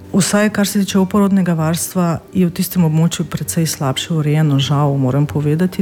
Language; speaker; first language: Slovenian; non-native, fluent; Russian